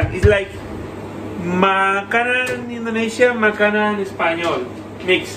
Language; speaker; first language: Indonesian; non-native, learner; Spanish